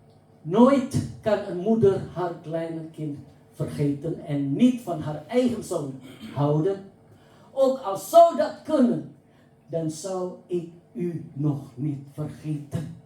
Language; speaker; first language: Dutch; non-native, fluent; Indonesian